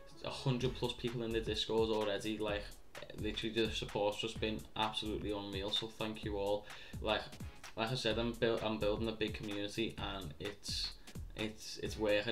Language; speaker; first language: English; native; English